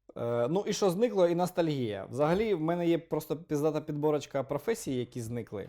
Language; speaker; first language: Ukrainian; non-native, local second language; Russian